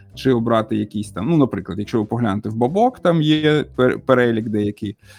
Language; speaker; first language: Ukrainian; native; Ukrainian